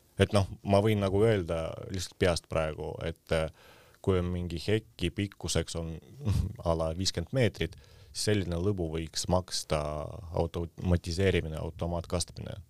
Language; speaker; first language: Estonian; non-native, local second language; Russian